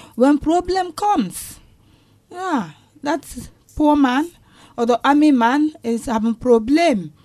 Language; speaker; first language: English; non-native, local second language; Igbo